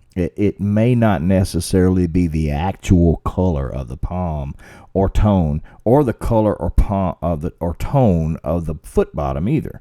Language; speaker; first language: English; native; English